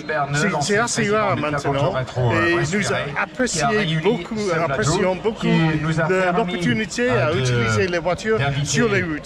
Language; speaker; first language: French; non-native, fluent; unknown